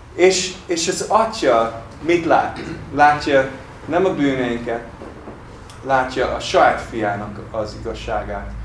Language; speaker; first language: Hungarian; non-native, fluent; English